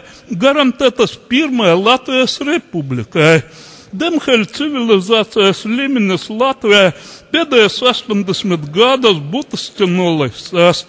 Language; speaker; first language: Latvian; non-native, local second language; Russian